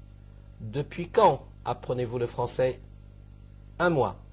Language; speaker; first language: French; non-native, fluent; Chinese